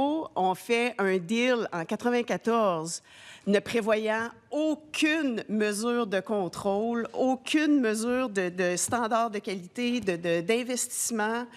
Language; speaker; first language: French; native; French